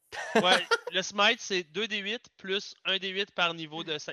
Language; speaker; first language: French; native; French